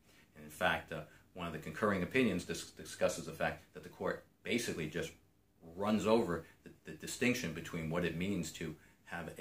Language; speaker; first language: English; native; English